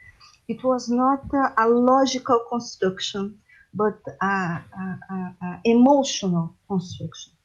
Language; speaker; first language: English; non-native, learner; Portuguese